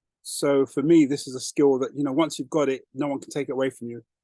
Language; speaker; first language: English; native; English